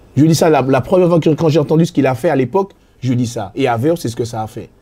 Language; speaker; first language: French; native; French